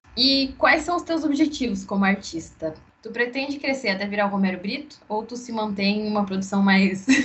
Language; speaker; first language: Portuguese; native; Portuguese